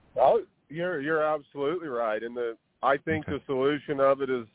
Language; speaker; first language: English; native; English